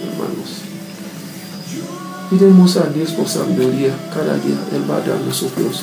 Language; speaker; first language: Spanish; non-native, learner; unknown